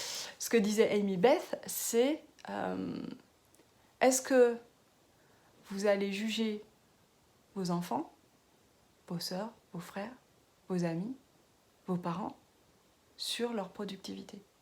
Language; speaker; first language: French; native; French